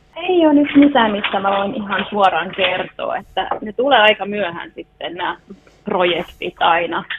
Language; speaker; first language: Finnish; non-native, local second language; Swedish